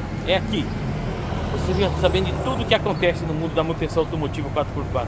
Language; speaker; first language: Portuguese; native; Portuguese